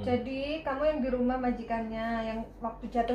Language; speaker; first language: Indonesian; native; Indonesian